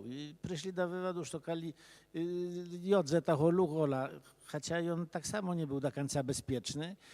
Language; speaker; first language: Polish; early bilingual, other home language; Belarusian